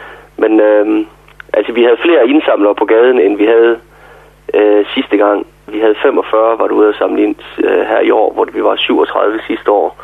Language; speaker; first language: Danish; native; Danish